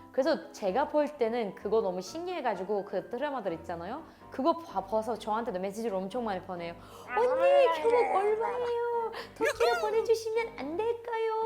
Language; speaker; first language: Korean; non-native, fluent; Turkish